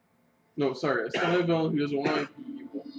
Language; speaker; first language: English; native; English